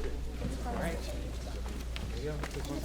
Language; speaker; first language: English; native; English